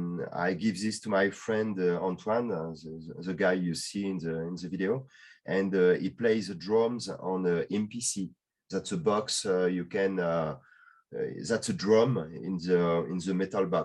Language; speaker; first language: English; non-native, learner; French